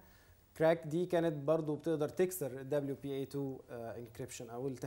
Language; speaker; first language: Arabic; native; Arabic